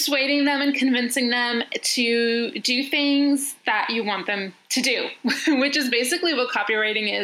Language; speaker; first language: English; native; English